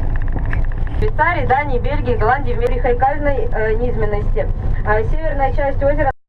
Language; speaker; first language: Russian; native; Russian